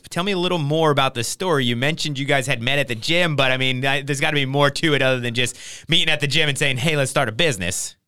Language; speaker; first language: English; native; English